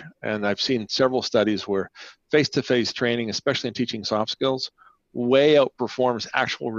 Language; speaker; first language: English; non-native, fluent; Spanish